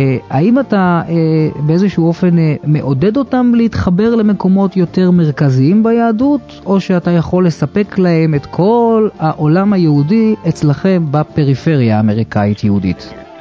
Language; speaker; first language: Hebrew; native; Hebrew